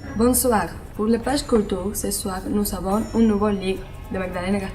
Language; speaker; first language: French; non-native, learner; Spanish